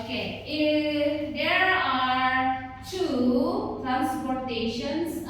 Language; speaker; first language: English; non-native, learner; Indonesian